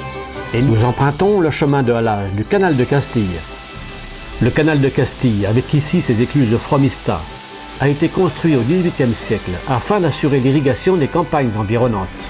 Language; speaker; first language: French; native; French